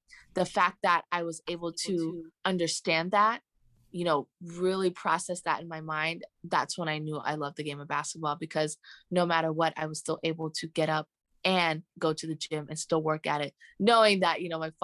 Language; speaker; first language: English; native; English